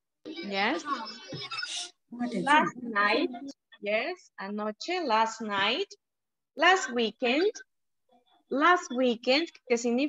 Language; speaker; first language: English; non-native, learner; Spanish